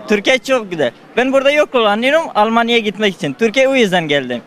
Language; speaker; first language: Turkish; non-native, learner; Persian